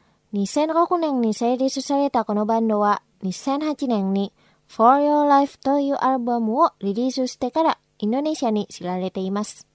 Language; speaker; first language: Japanese; non-native, fluent; Indonesian